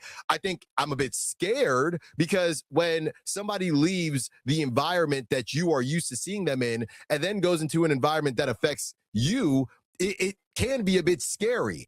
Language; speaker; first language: English; native; English